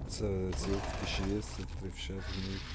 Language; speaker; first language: German; native; German